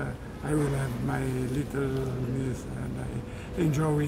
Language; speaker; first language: English; non-native, learner; Italian